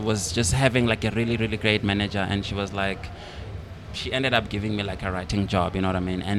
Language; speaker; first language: English; non-native, local second language; Swati